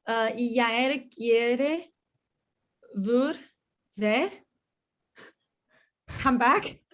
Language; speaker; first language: Spanish; non-native, learner; English